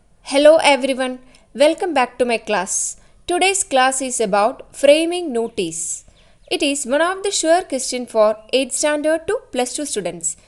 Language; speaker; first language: English; non-native, local second language; Malayalam